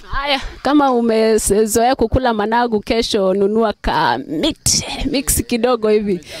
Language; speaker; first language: Swahili; non-native, local second language; Gusii